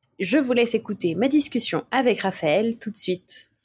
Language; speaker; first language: French; native; French